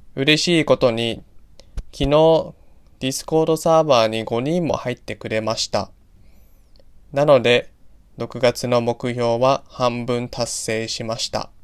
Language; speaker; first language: Japanese; non-native, fluent; English